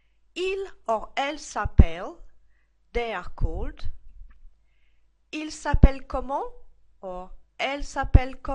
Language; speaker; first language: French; non-native, fluent; English